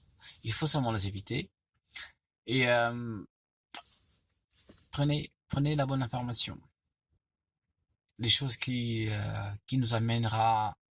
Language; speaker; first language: French; non-native, fluent; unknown